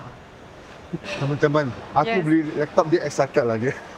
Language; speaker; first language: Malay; non-native, local second language; Chinese